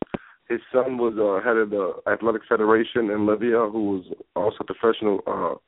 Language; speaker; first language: English; non-native, local second language; Yoruba